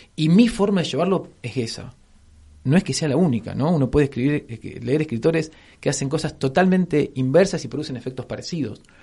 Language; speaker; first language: Spanish; native; Spanish